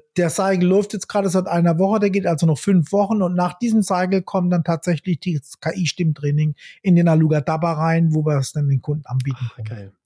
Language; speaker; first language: German; native; German